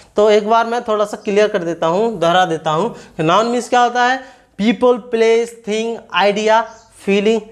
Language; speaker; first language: Hindi; native; Hindi